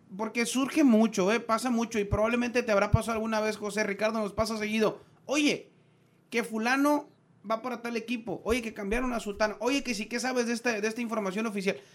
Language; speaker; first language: Spanish; native; Spanish